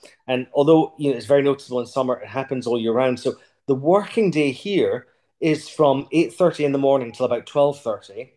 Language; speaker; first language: English; native; English